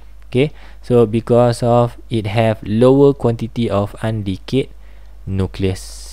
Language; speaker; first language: English; non-native, local second language; Malay